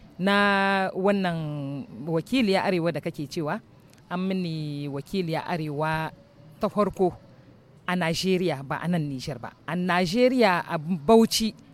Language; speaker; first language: Hausa; native; Hausa